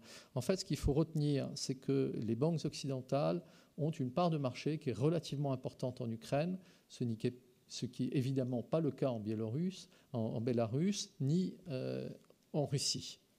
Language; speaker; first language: French; native; French